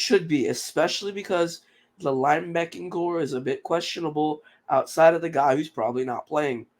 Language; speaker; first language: English; native; English